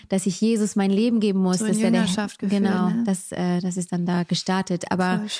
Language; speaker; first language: German; non-native, fluent; French